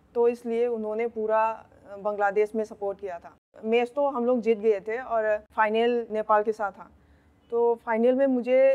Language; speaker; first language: Hindi; non-native, local second language; Manipuri